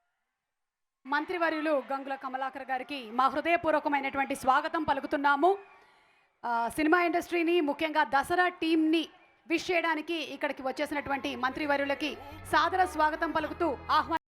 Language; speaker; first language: Telugu; native; Telugu